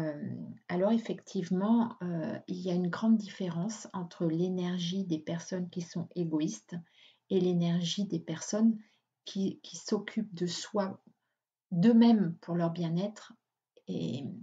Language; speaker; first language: French; native; French